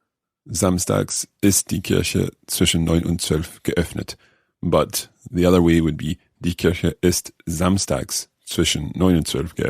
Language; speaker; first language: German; non-native, learner; English